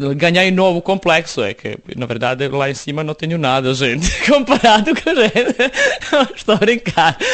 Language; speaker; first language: Portuguese; non-native, fluent; Serbian